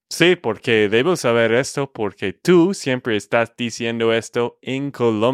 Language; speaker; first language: Spanish; non-native, fluent; English